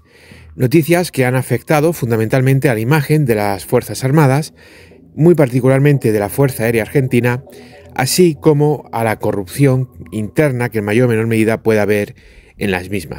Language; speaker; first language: Spanish; native; Spanish